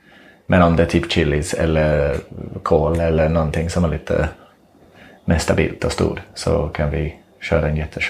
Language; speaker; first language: Swedish; non-native, fluent; English